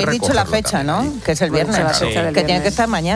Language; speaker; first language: Spanish; native; Spanish